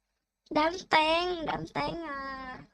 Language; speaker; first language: Vietnamese; non-native, learner; Thai